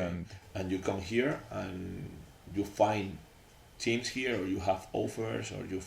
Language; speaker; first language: English; non-native, learner; Spanish